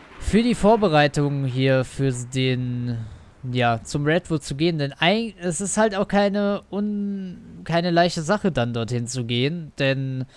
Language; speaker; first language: German; native; German